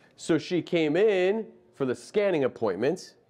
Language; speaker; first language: English; native; English